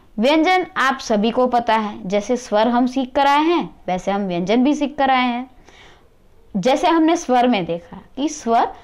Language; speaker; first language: Hindi; non-native, local second language; Gujarati